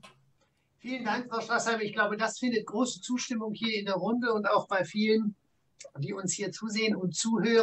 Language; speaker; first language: German; native; German